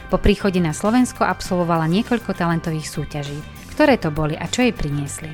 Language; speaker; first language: Slovak; native; Slovak